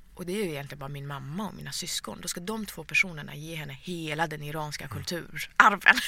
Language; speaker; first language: Swedish; early bilingual, other home language; Persian